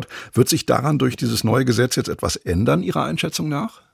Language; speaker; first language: German; native; German